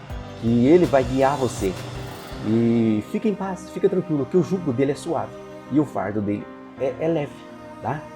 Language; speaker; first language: Portuguese; native; Portuguese